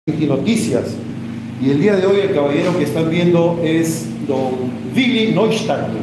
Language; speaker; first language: Spanish; native; Spanish